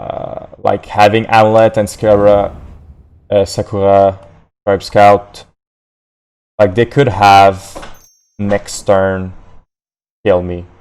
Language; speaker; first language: English; non-native, fluent; French